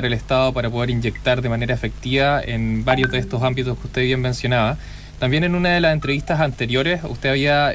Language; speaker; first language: Spanish; native; Spanish